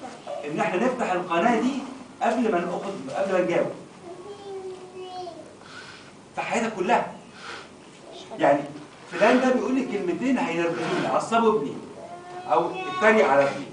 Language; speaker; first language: Arabic; native; Arabic